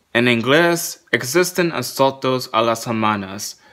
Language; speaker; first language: Spanish; non-native, learner; English